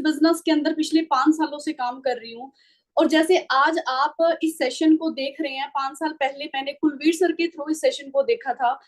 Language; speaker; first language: Hindi; non-native, local second language; Punjabi